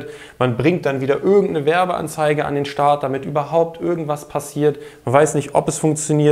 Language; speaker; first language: German; native; German